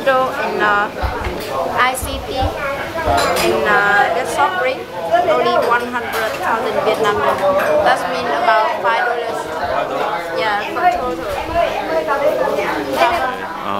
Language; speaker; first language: English; non-native, learner; Vietnamese